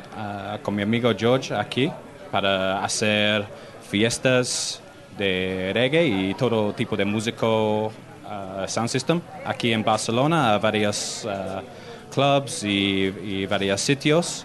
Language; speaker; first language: Spanish; non-native, learner; English